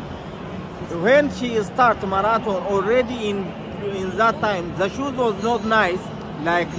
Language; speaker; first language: English; non-native, learner; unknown